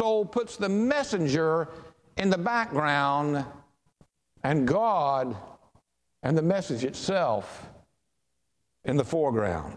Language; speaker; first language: English; native; English